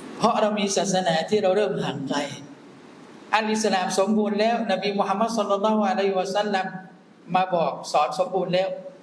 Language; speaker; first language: Thai; non-native, local second language; Malay